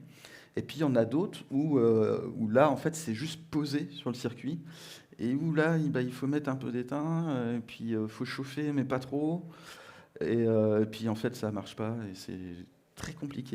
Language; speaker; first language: French; native; French